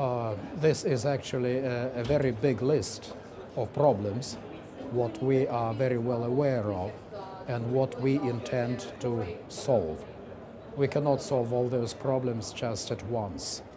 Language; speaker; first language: English; non-native, fluent; Russian